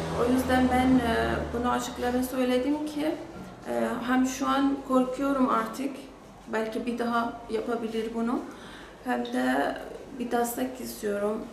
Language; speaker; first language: Turkish; non-native, learner; Persian